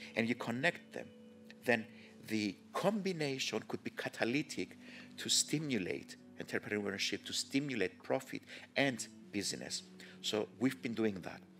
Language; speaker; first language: English; non-native, fluent; Greek